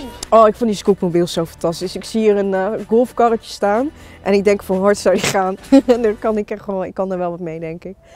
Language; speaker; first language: Dutch; native; Dutch